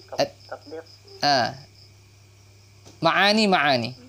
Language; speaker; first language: Arabic; non-native, fluent; Indonesian